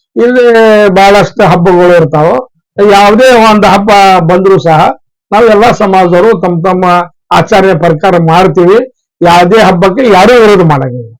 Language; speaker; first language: Kannada; non-native, local second language; Urdu